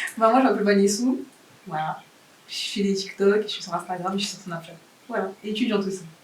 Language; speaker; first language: French; early bilingual, other home language; Haitian Creole